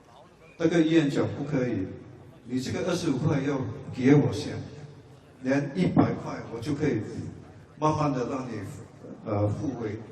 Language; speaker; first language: Chinese; non-native, local second language; English